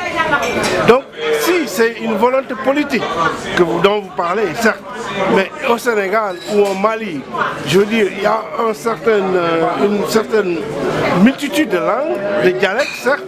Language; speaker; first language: French; non-native, local second language; Wolof